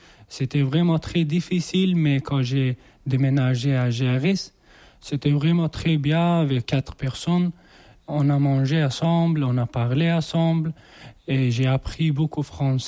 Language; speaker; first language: French; non-native, learner; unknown